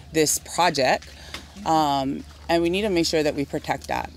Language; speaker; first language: English; native; English